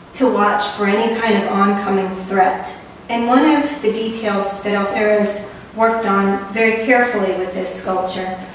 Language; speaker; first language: English; native; English